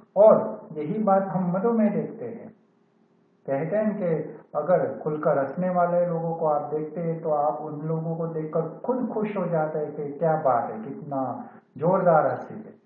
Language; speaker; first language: Hindi; non-native, local second language; Gujarati